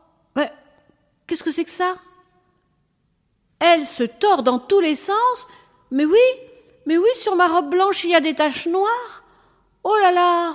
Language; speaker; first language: French; native; French